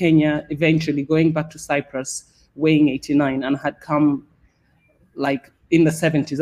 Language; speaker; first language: English; non-native, local second language; Swahili